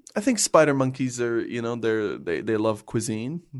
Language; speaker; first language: English; native; English